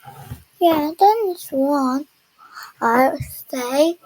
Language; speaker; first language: English; non-native, learner; Korean